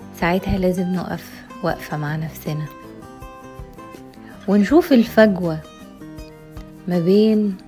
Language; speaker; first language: Arabic; native; Arabic